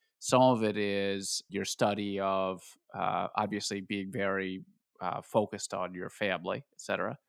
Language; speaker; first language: English; native; English